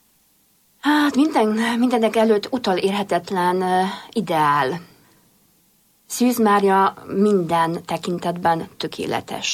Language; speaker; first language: Hungarian; non-native, fluent; Polish